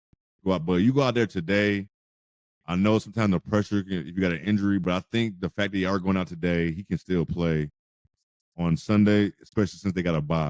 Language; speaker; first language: English; native; English